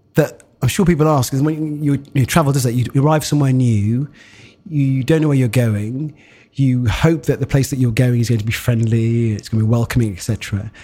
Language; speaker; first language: English; native; English